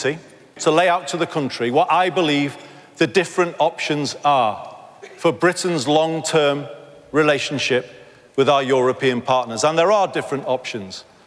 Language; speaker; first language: English; native; English